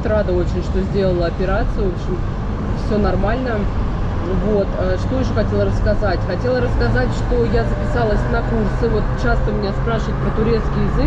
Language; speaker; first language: Russian; native; Russian